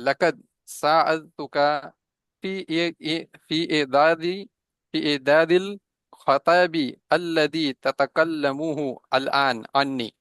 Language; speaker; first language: Arabic; non-native, learner; Hindi